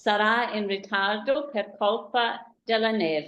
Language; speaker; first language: Italian; non-native, learner; English